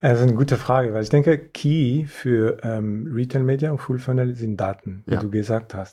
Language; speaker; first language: German; non-native, fluent; French